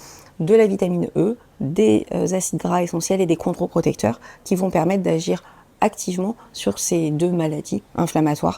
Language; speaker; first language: French; native; French